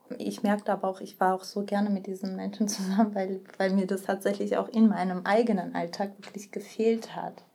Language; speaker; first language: German; early bilingual, other home language; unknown